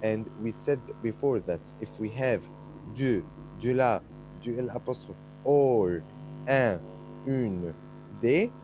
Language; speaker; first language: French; non-native, fluent; Arabic